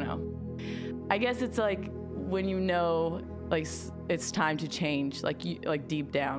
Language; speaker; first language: English; native; English